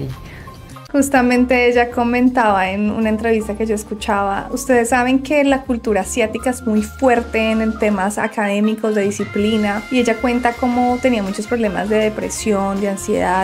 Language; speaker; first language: Spanish; native; Spanish